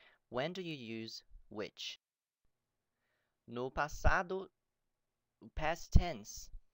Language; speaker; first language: English; non-native, fluent; Portuguese